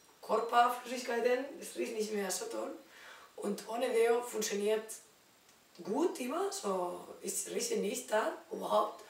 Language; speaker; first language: German; non-native, learner; Spanish